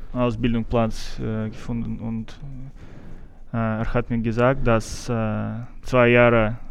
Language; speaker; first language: German; non-native, learner; Russian